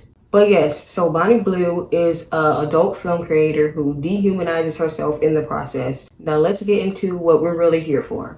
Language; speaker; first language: English; native; English